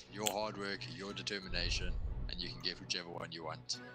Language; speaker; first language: English; native; English